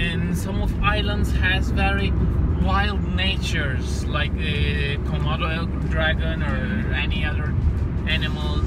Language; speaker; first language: English; non-native, fluent; Turkish